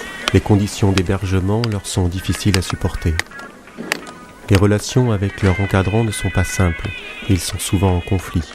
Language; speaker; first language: French; native; French